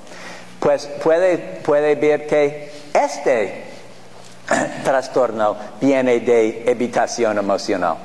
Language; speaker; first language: Spanish; non-native, fluent; English